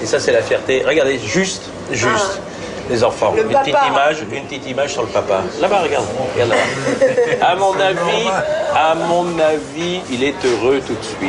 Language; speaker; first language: French; native; French